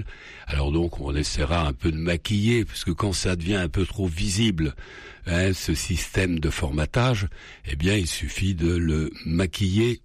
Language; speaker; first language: French; native; French